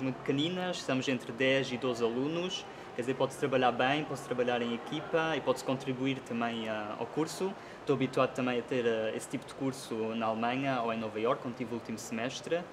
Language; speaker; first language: Portuguese; early bilingual, heritage; Portuguese